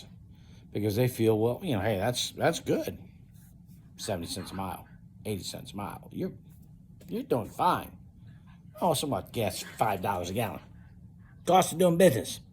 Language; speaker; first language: English; native; English